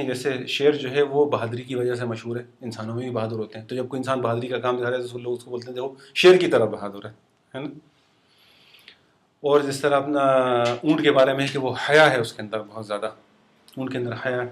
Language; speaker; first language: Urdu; non-native, fluent; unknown